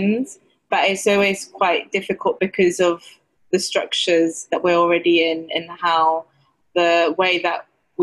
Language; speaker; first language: English; non-native, fluent; Greek